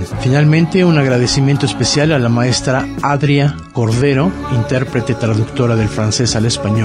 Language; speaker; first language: Spanish; native; Spanish